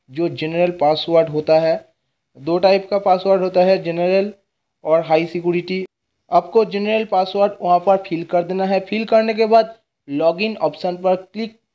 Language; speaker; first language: Hindi; non-native, local second language; Bangla